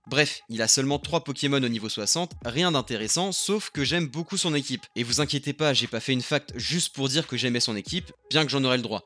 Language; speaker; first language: French; native; French